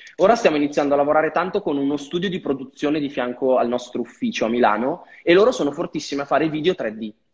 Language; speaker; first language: Italian; native; Italian